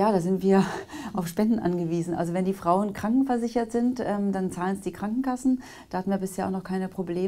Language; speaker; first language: German; native; German